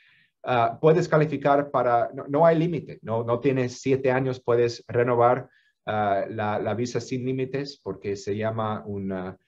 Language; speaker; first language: Spanish; non-native, fluent; English